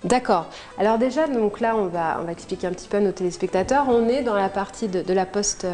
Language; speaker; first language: French; native; French